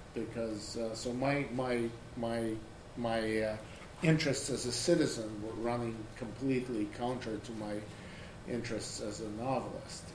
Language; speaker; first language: English; non-native, fluent; Russian